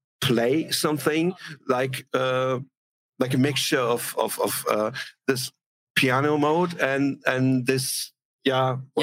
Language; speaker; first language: English; non-native, fluent; German